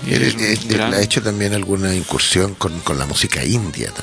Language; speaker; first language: Spanish; native; Spanish